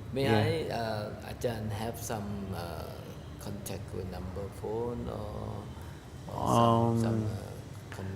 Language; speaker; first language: English; non-native, learner; Thai